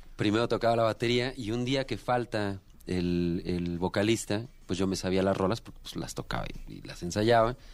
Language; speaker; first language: Spanish; native; Spanish